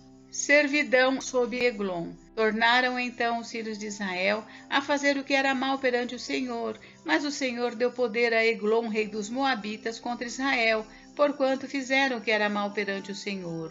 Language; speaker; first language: Portuguese; native; Portuguese